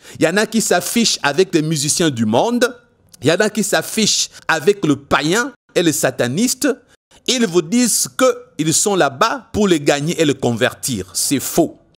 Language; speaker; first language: French; non-native, local second language; Lingala